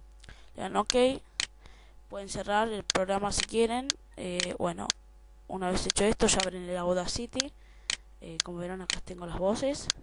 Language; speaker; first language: Spanish; native; Spanish